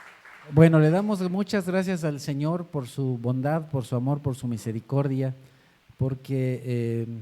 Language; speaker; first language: Spanish; native; Spanish